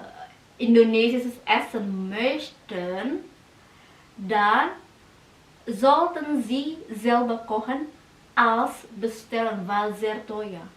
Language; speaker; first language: German; non-native, learner; Indonesian